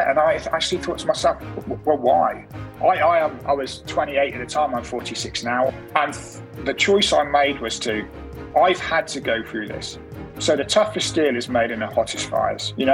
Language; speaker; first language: English; native; English